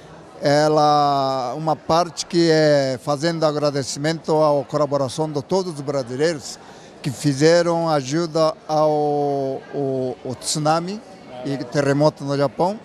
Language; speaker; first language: Portuguese; non-native, learner; Japanese